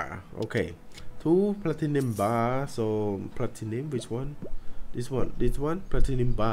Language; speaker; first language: English; non-native, learner; Khmer